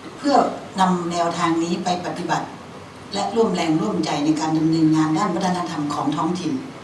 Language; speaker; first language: Thai; native; Thai